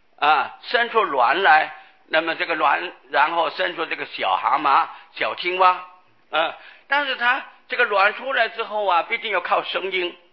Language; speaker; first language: Chinese; non-native, local second language; Hakka Chinese